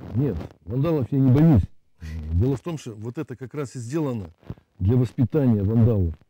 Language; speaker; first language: Russian; native; Russian